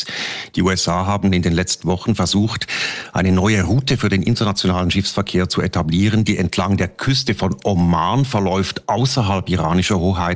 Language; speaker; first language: German; native; German